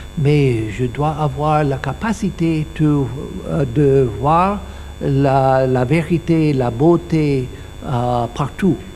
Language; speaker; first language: French; non-native, learner; English